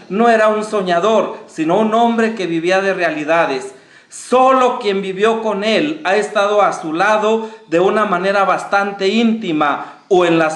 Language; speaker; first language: Spanish; native; Spanish